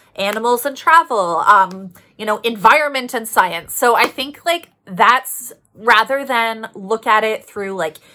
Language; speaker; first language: English; native; English